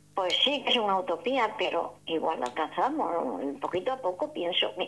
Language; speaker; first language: Spanish; native; Spanish